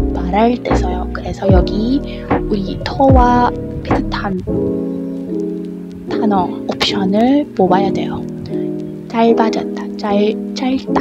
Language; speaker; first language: Korean; non-native, learner; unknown